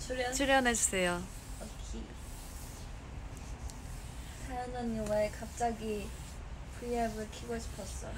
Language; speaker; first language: Korean; non-native, fluent; Chinese